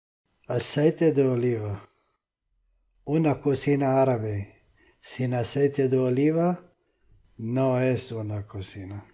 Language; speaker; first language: Spanish; non-native, fluent; Arabic